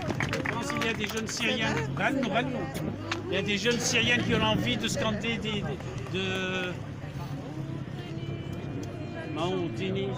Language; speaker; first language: French; non-native, fluent; Arabic